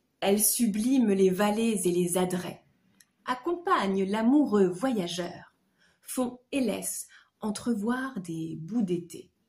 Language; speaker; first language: French; native; French